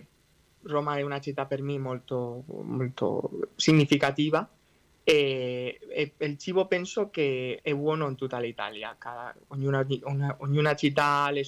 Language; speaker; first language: Italian; non-native, fluent; Spanish